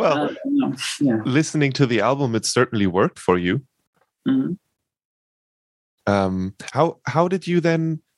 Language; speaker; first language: English; non-native, fluent; German